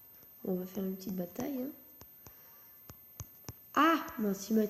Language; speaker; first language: French; native; French